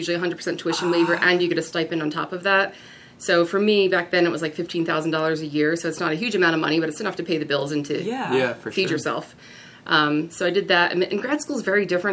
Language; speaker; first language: English; native; English